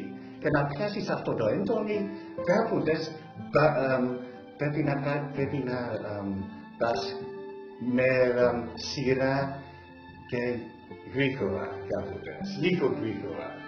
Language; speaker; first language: Greek; early bilingual, heritage; English